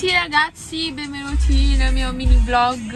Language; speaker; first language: Italian; early bilingual, other home language; Filipino